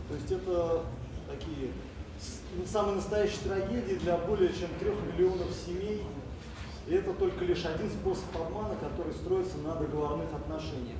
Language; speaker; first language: Russian; native; Russian